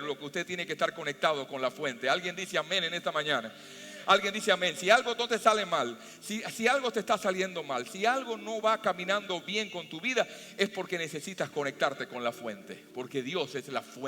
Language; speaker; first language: Spanish; native; Spanish